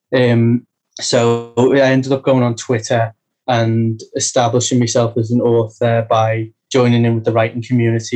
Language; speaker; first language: English; native; English